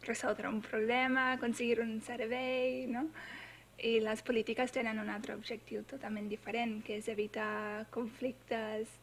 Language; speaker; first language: Catalan; non-native, fluent; English